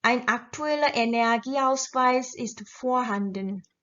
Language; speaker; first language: German; non-native, fluent; Korean